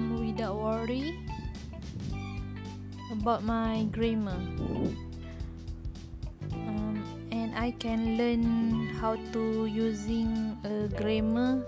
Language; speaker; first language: English; non-native, learner; Malay